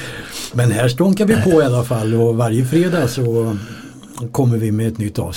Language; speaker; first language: Swedish; native; Swedish